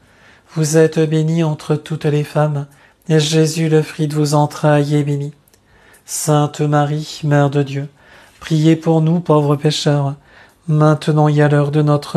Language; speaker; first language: French; native; French